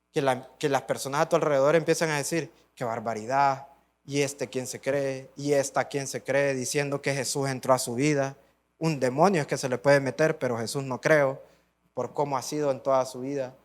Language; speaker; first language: Spanish; native; Spanish